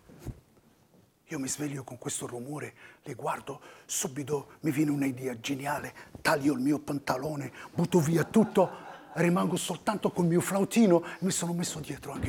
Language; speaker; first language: Italian; non-native, fluent; Riffian